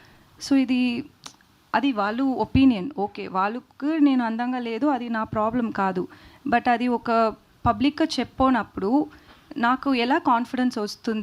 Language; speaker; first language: Telugu; non-native, learner; Tamil